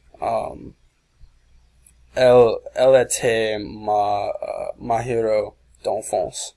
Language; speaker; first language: French; non-native, learner; English